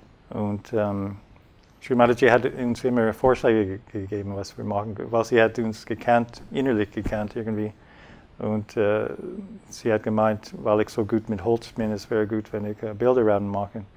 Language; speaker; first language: German; non-native, fluent; English